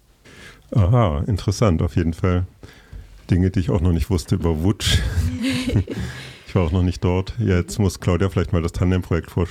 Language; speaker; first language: German; native; German